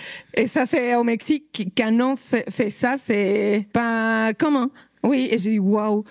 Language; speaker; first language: French; non-native, fluent; Spanish